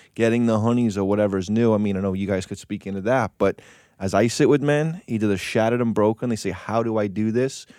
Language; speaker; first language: English; native; English